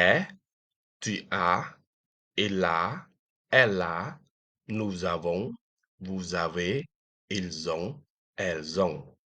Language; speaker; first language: French; non-native, fluent; Khmer